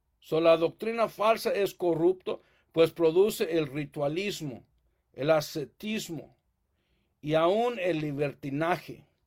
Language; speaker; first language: Spanish; early bilingual, heritage; Spanish